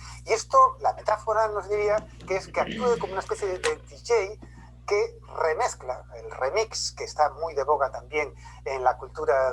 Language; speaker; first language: Spanish; native; Spanish